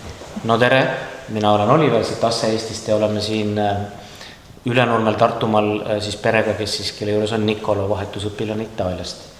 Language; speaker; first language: Estonian; native; Estonian